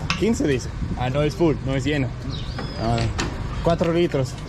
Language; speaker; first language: Spanish; non-native, learner; Danish